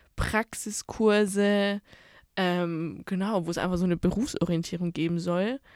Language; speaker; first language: German; native; German